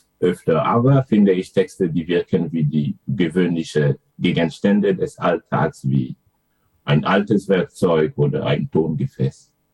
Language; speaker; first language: German; non-native, fluent; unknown